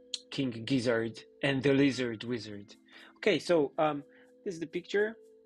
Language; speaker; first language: English; non-native, fluent; Polish